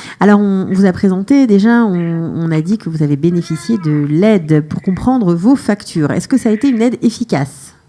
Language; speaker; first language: French; native; French